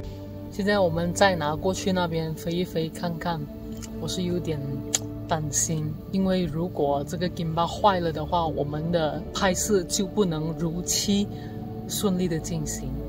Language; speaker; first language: Chinese; native; Chinese